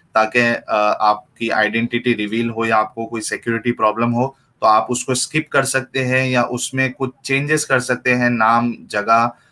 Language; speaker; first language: Hindi; native; Hindi